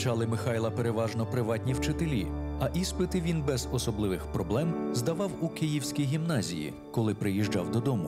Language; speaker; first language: Ukrainian; native; Ukrainian